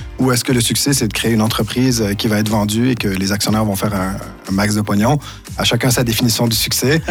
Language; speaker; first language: French; native; French